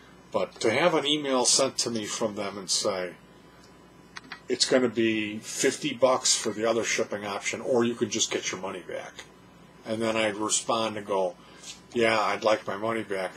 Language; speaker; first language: English; native; English